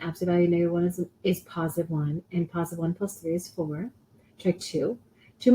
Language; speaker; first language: English; native; English